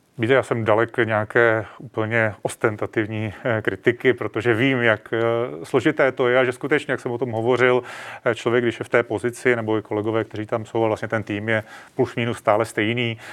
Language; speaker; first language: Czech; native; Czech